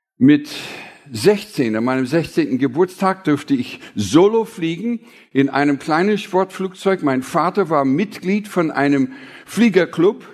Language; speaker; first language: German; non-native, fluent; English